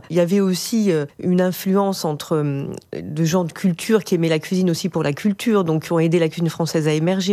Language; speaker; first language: French; native; French